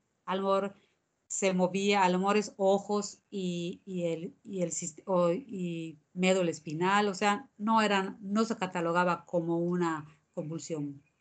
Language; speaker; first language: Spanish; native; Spanish